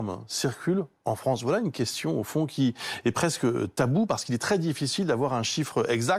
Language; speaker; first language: French; native; French